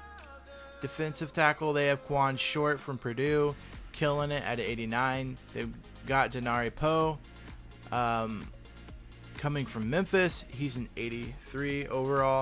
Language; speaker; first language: English; native; English